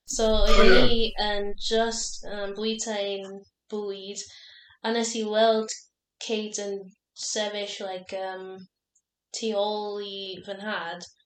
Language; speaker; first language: Welsh; non-native, learner; English